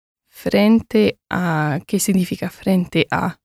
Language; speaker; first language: Spanish; non-native, learner; English